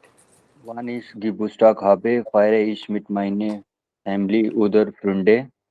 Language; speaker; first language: German; non-native, learner; Hindi